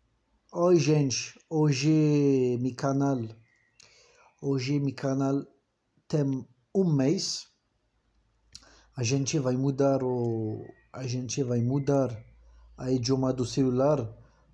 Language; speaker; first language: Portuguese; non-native, learner; French